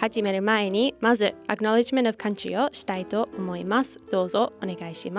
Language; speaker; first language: Japanese; non-native, fluent; English